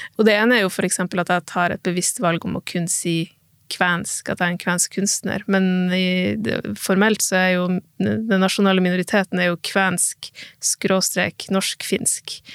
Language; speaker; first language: Norwegian; native; Norwegian